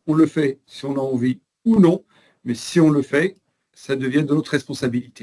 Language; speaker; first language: French; native; French